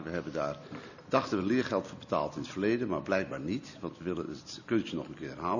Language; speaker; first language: Dutch; native; Dutch